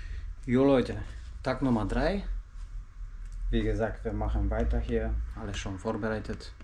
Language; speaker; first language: German; non-native, learner; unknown